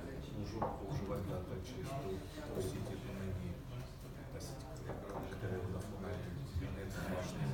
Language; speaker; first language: Czech; non-native, learner; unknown